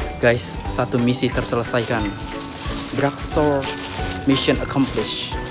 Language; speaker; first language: Indonesian; native; Indonesian